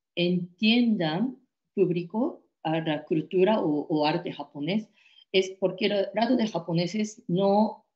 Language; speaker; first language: Spanish; non-native, fluent; Japanese